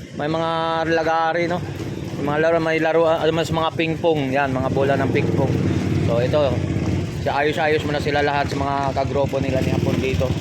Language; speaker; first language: Filipino; native; Filipino